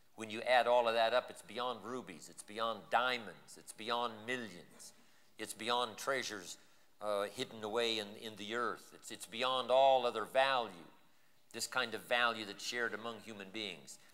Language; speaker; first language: English; native; English